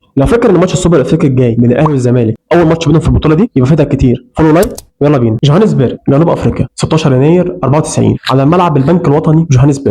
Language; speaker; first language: Arabic; native; Arabic